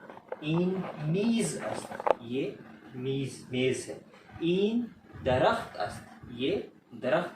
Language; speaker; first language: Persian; non-native, fluent; Urdu